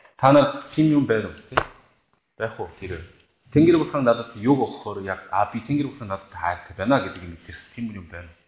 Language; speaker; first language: Mongolian; non-native, fluent; Korean